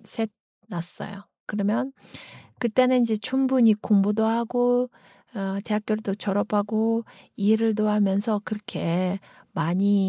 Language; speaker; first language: Korean; non-native, fluent; Kyrgyz